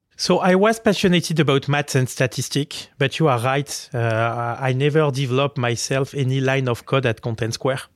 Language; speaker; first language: English; non-native, fluent; French